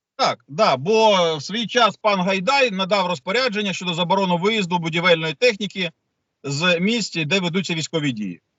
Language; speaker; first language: Ukrainian; native; Ukrainian